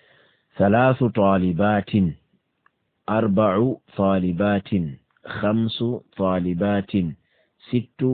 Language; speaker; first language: Arabic; non-native, fluent; Fula